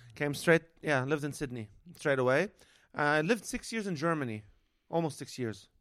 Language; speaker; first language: English; non-native, fluent; Arabic